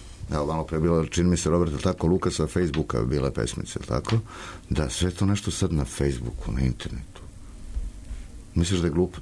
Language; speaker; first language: Serbian; native; Serbian